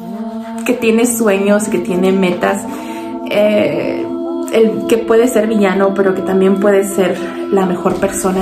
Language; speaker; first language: Spanish; native; Spanish